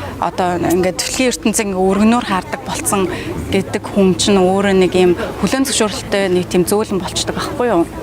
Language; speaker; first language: Mongolian; early bilingual, heritage; Mongolian